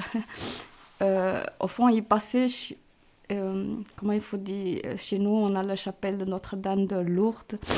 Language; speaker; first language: French; non-native, fluent; Cantonese